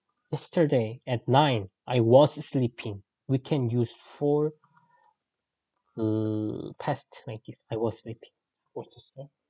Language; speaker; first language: English; non-native, fluent; Korean